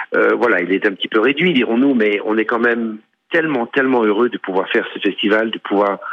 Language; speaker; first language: French; native; French